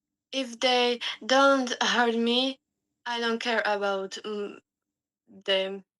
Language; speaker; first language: English; non-native, learner; Slovak